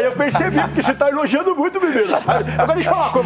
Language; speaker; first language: Portuguese; native; Portuguese